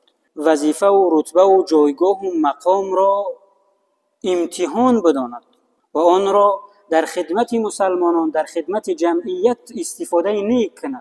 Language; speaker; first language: Persian; native; Persian